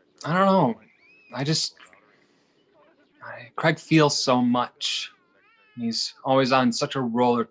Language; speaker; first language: English; native; English